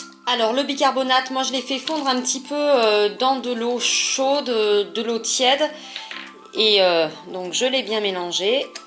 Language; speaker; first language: French; native; French